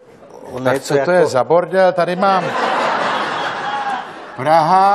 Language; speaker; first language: Czech; native; Czech